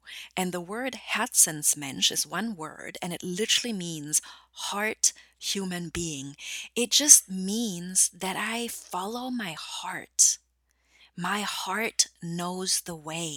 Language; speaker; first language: English; non-native, fluent; German